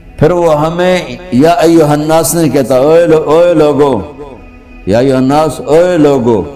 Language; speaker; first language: Urdu; non-native, local second language; Punjabi